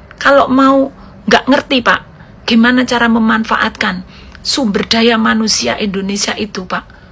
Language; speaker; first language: Indonesian; native; Indonesian